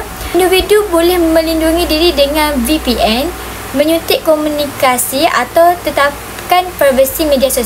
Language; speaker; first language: Malay; native; Malay